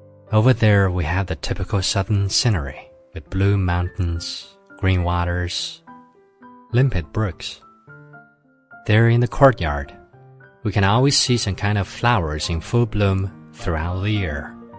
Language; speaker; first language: English; non-native, fluent; Chinese